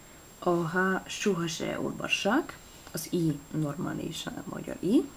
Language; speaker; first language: Hungarian; non-native, learner; Italian